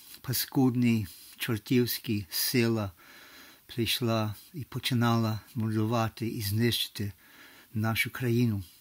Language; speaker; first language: Ukrainian; early bilingual, heritage; English